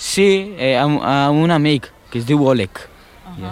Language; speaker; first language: Catalan; early bilingual, other home language; Polish